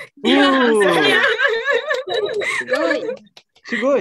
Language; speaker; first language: English; non-native, learner; Indonesian